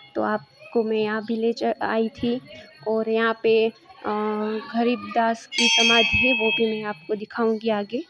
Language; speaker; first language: Hindi; non-native, local second language; Gujarati